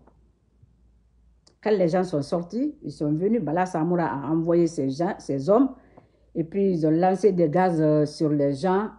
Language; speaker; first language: French; non-native, local second language; Susu